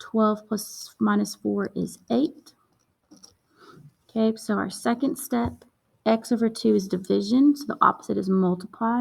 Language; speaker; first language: English; native; English